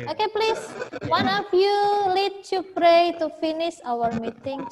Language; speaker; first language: English; non-native, learner; Indonesian